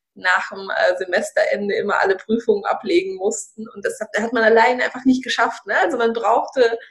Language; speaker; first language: German; early bilingual, other home language; Russian